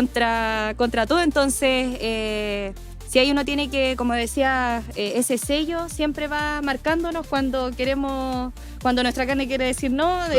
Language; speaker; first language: Spanish; native; Spanish